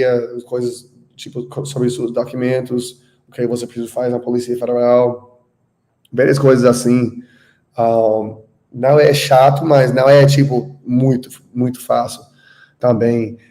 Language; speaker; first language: Portuguese; non-native, learner; English